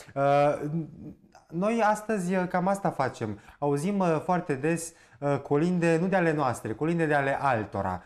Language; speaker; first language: Romanian; native; Romanian